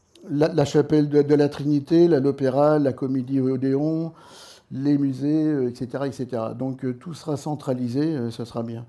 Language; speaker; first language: French; native; French